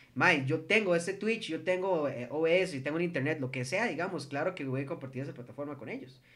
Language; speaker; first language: Spanish; native; Spanish